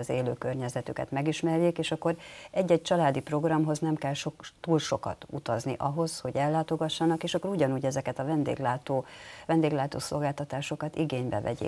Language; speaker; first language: Hungarian; native; Hungarian